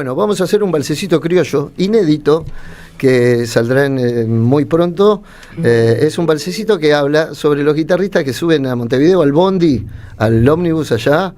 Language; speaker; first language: Spanish; native; Spanish